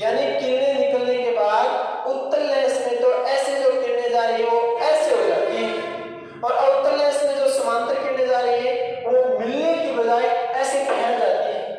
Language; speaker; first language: Hindi; native; Hindi